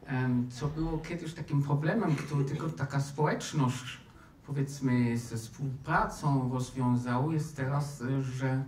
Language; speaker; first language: Polish; non-native, fluent; German